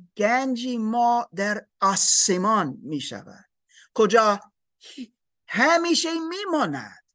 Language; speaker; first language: Persian; non-native, learner; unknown